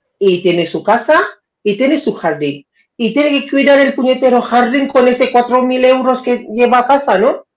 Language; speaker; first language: Spanish; non-native, fluent; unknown